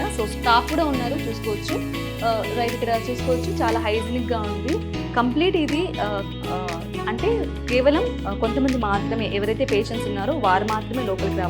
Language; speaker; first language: Telugu; native; Telugu